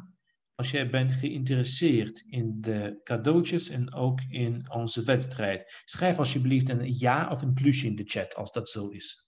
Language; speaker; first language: Dutch; non-native, fluent; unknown